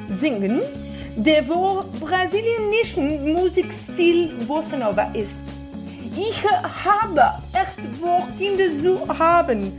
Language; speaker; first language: German; non-native, learner; Portuguese